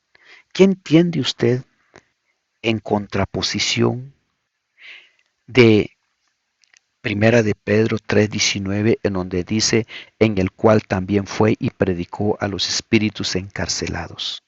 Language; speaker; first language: Spanish; native; Spanish